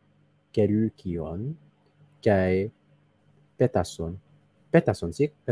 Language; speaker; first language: Greek; non-native, learner; English